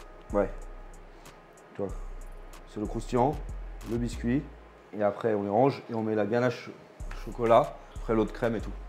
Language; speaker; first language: French; native; French